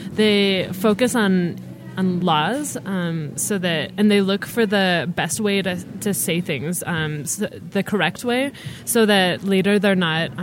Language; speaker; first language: English; native; English